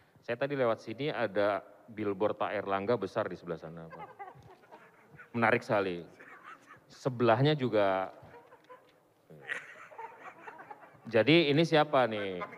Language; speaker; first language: Indonesian; native; Indonesian